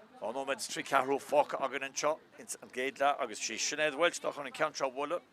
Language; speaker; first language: Irish; native; Irish